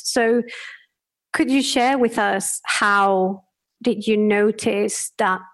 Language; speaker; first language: English; non-native, fluent; Spanish